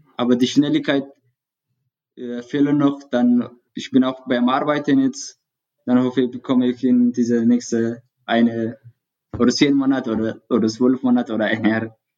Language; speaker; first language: German; non-native, learner; Tigrinya